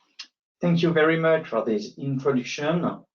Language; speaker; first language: English; non-native, fluent; French